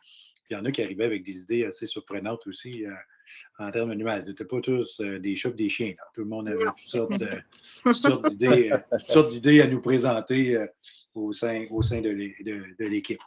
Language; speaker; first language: French; native; French